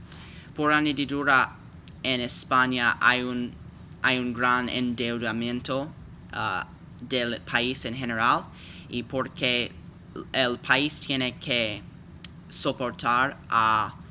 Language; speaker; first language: Spanish; non-native, fluent; English